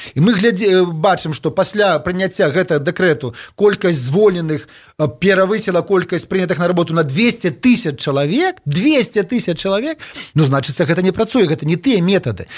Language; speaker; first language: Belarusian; native; Belarusian